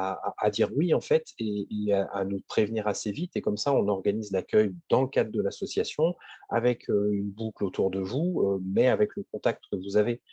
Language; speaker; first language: French; native; French